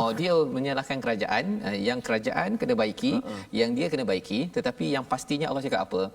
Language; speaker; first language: Malay; native; Malay